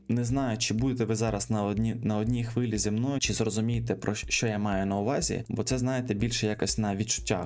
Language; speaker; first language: Ukrainian; native; Ukrainian